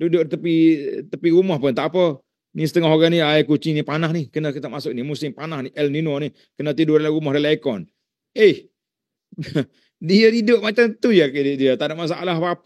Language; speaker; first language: Malay; native; Malay